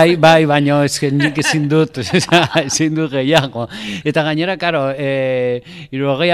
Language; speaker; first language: Basque; non-native, local second language; Spanish